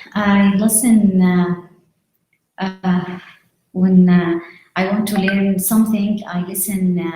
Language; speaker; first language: English; non-native, learner; Arabic